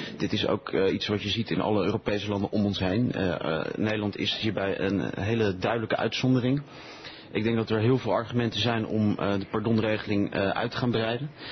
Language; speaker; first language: Dutch; early bilingual, other home language; Spanish